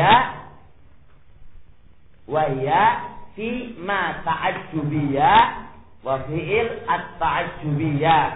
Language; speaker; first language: Arabic; non-native, fluent; Javanese